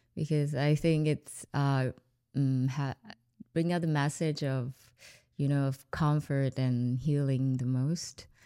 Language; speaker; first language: English; non-native, fluent; Vietnamese